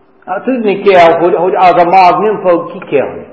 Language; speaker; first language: Hungarian; non-native, fluent; English